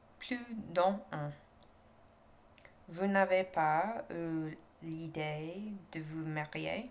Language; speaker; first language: French; non-native, learner; English